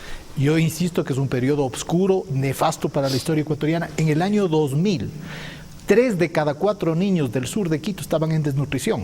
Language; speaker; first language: Spanish; native; Spanish